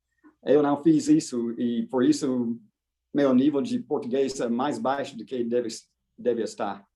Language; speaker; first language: Portuguese; non-native, fluent; English